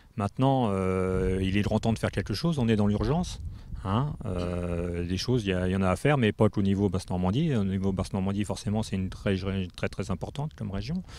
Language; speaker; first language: French; native; French